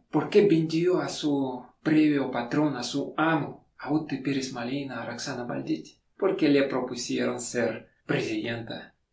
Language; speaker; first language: Spanish; non-native, fluent; Russian